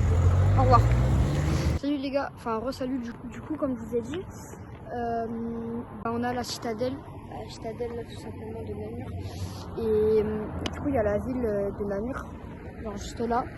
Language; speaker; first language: French; native; French